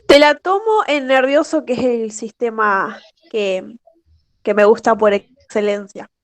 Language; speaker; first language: Spanish; native; Spanish